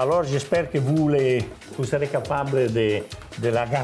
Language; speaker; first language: French; non-native, fluent; Italian